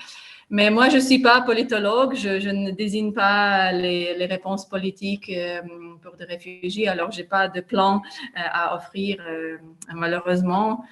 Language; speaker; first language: French; non-native, fluent; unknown